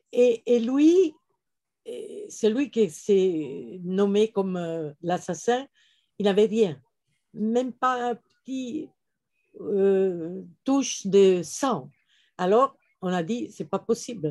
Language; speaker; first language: French; non-native, fluent; Italian